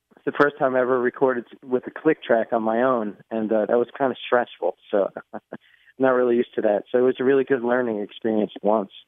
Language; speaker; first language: English; native; English